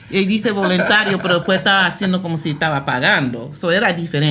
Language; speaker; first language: Spanish; early bilingual, heritage; Spanish